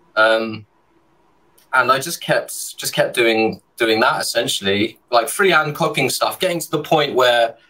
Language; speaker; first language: English; native; English